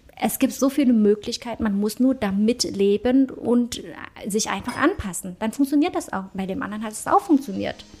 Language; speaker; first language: German; early bilingual, other home language; Vietnamese